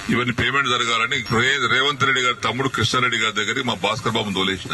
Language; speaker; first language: Telugu; native; Telugu